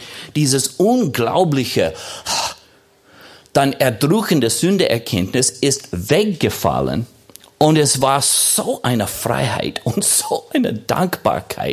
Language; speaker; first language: German; non-native, fluent; English